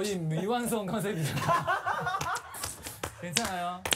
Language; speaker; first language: Korean; non-native, learner; Chinese